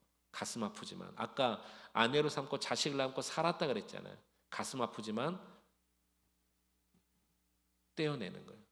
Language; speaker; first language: Korean; native; Korean